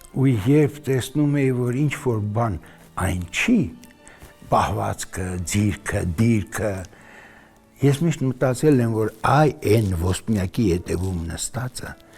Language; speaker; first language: Armenian; native; Armenian